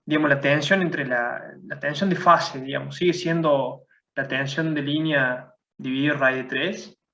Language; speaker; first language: Spanish; native; Spanish